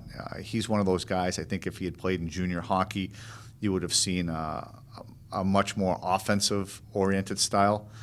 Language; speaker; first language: English; native; English